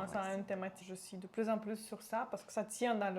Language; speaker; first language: French; non-native, local second language; Romanian